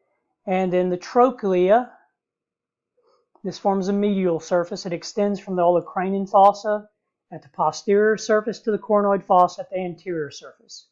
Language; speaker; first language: English; native; English